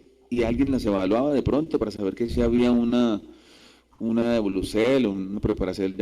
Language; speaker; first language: Spanish; native; Spanish